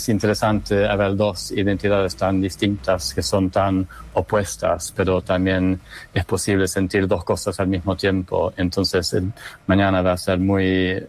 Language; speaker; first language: Spanish; non-native, fluent; English